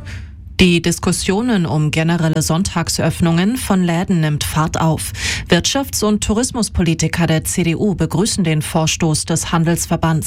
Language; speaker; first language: German; native; German